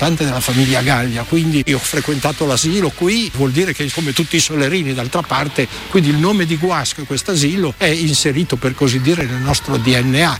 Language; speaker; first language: Italian; native; Italian